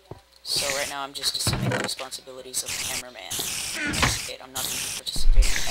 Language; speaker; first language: English; native; English